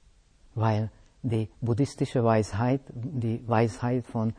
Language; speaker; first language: German; non-native, fluent; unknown